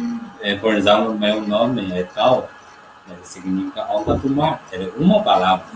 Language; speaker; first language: Portuguese; non-native, learner; Chinese